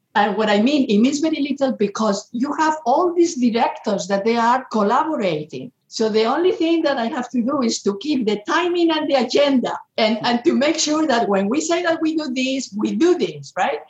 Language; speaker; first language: English; non-native, fluent; Spanish